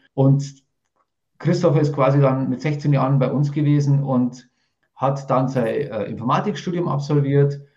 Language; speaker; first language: German; native; German